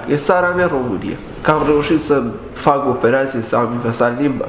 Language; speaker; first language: Romanian; non-native, learner; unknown